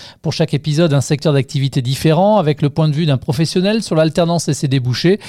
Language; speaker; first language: French; native; French